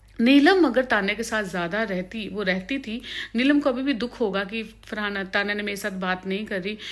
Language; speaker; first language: Hindi; non-native, local second language; Punjabi